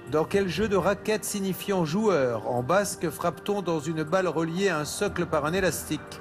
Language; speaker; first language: French; native; French